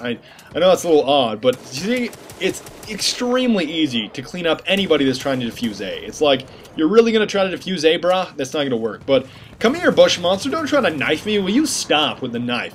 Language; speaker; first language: English; native; English